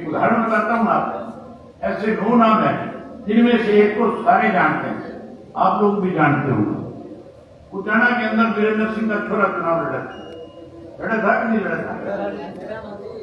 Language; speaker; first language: Hindi; native; Hindi